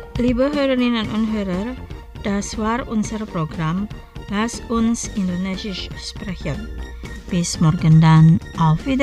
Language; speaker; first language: German; non-native, fluent; Indonesian